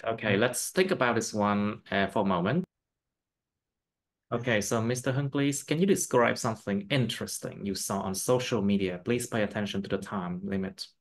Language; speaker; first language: English; non-native, fluent; Vietnamese